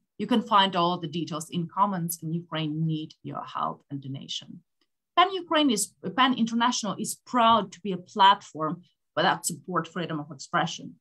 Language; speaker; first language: English; non-native, fluent; Ukrainian